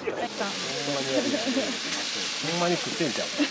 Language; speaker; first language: Japanese; native; Japanese